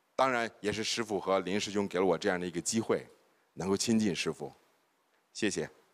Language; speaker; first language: Chinese; native; Chinese